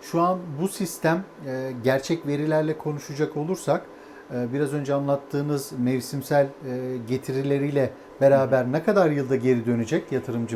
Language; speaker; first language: Turkish; native; Turkish